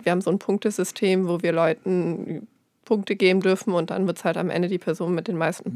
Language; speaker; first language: German; native; German